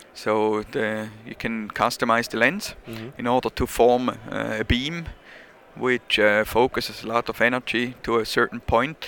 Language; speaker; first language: English; non-native, fluent; German